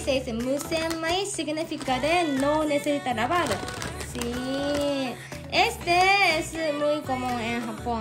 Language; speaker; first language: Spanish; non-native, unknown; Japanese